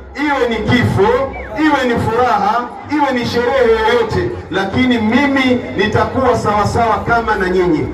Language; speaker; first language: Swahili; native; Swahili